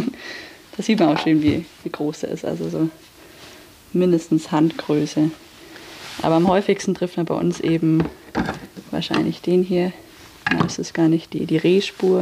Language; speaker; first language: German; native; German